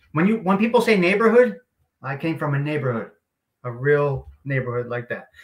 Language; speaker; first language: English; native; English